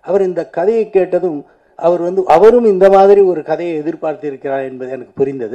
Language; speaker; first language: Tamil; native; Tamil